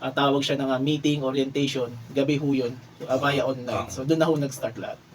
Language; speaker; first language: Filipino; non-native, local second language; Bikol